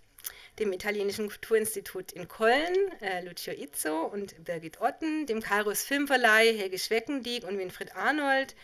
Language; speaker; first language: German; native; German